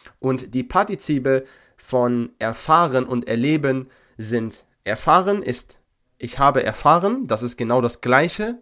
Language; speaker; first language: German; native; German